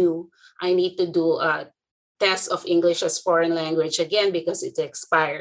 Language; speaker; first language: English; non-native, local second language; Filipino